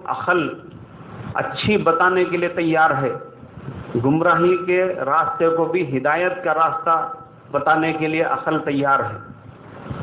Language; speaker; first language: Urdu; native; Urdu